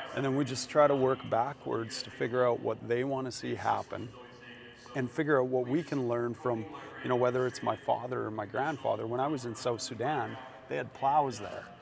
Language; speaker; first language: English; native; English